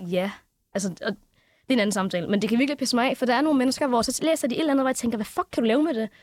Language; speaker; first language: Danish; early bilingual, other home language; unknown